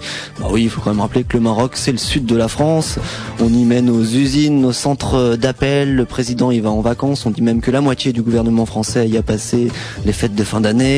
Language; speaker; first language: French; native; French